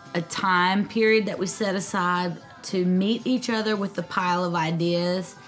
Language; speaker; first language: English; native; English